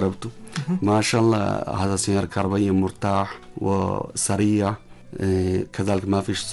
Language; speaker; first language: Arabic; non-native, learner; Chinese